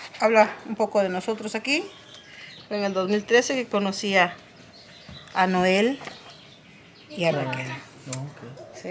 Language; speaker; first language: Spanish; native; Spanish